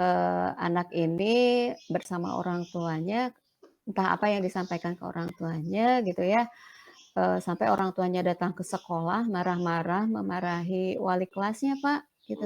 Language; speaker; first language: Indonesian; non-native, local second language; Sundanese